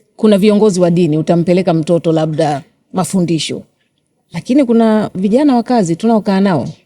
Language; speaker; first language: Swahili; native; Swahili